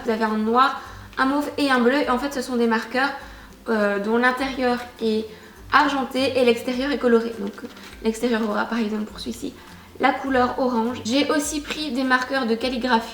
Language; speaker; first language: French; native; French